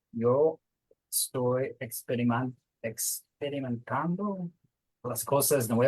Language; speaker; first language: Spanish; non-native, learner; English